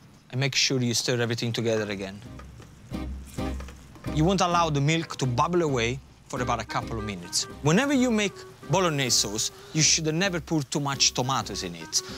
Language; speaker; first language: English; non-native, fluent; Italian